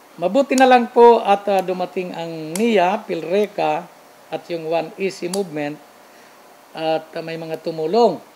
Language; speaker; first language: Filipino; non-native, local second language; Bikol